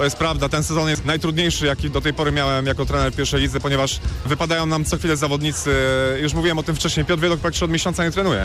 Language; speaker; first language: Polish; native; Polish